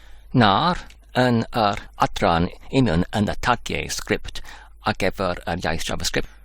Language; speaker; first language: Welsh; non-native, learner; English